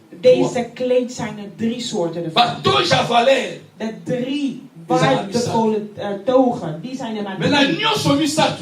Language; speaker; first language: Dutch; non-native, fluent; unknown